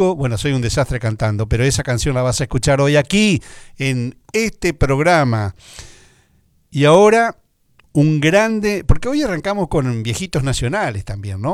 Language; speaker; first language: Spanish; native; Spanish